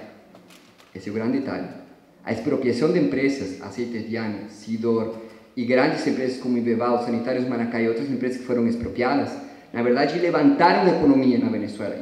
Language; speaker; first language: Portuguese; non-native, fluent; Spanish